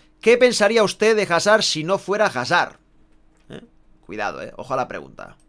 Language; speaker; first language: Spanish; native; Spanish